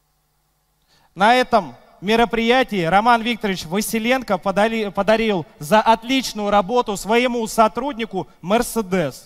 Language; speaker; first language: Russian; native; Russian